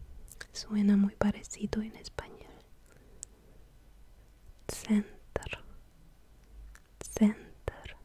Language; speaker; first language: Spanish; non-native, fluent; Russian